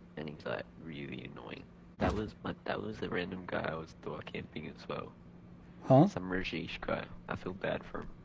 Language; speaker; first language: English; native; English